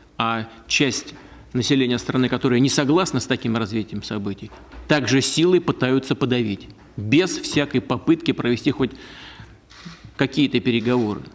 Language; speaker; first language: Russian; native; Russian